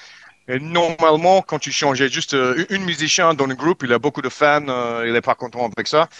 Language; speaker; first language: French; non-native, learner; English